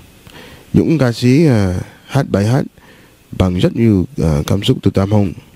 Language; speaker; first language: Vietnamese; non-native, learner; English